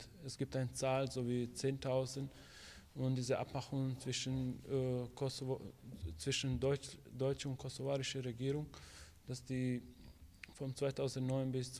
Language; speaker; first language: German; non-native, fluent; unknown